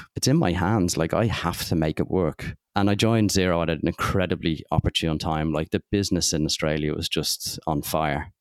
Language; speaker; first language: English; native; English